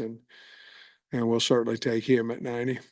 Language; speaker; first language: English; native; English